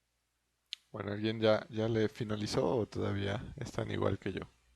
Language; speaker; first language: Spanish; native; Spanish